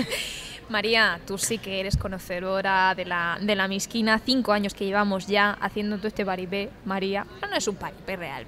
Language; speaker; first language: Spanish; native; Spanish